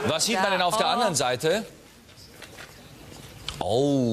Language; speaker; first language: German; native; German